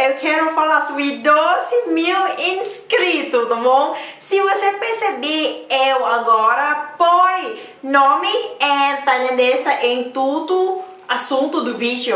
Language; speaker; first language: Portuguese; non-native, learner; Thai